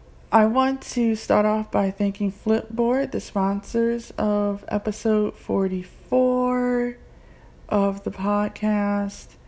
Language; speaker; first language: English; native; English